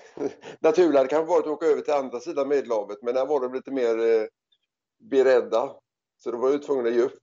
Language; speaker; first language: Swedish; native; Swedish